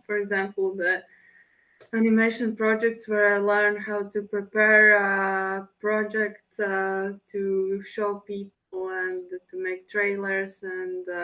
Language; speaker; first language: English; non-native, fluent; Latvian